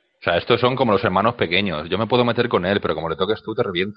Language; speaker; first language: Spanish; native; Spanish